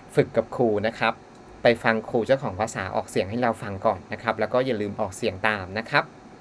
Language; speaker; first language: Thai; native; Thai